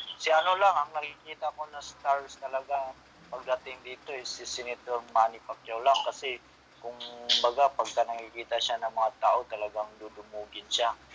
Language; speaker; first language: Filipino; non-native, local second language; Cebuano